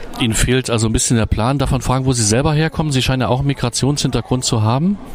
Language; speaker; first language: German; native; German